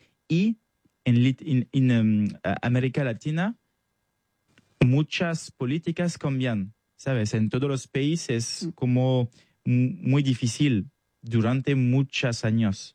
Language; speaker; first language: Spanish; non-native, learner; French